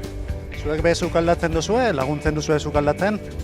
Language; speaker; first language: Basque; native; Basque